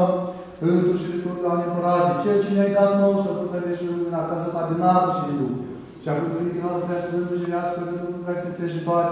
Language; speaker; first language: Romanian; native; Romanian